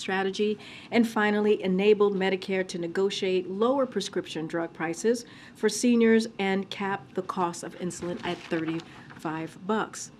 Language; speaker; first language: English; native; English